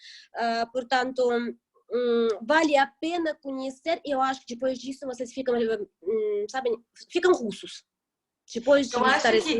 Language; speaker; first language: Portuguese; non-native, fluent; Russian